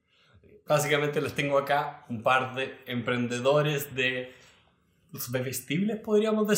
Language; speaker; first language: Spanish; native; Spanish